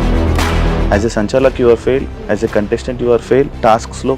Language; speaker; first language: Telugu; native; Telugu